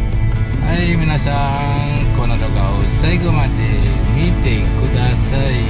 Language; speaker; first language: Japanese; non-native, learner; Indonesian